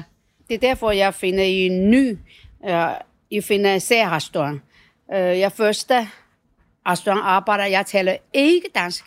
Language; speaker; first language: Danish; non-native, learner; Chinese